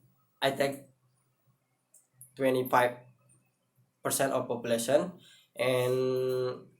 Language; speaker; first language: English; non-native, learner; Indonesian